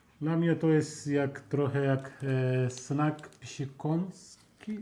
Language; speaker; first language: Polish; non-native, learner; Turkish